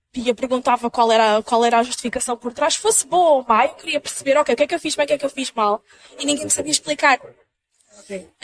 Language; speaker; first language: Portuguese; native; Portuguese